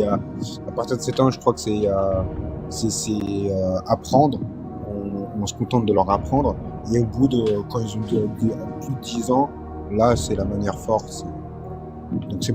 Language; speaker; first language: French; native; French